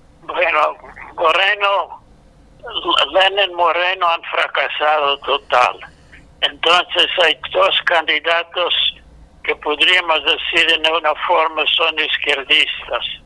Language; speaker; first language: Spanish; non-native, fluent; English